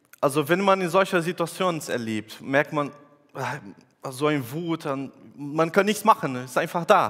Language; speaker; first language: German; non-native, fluent; Portuguese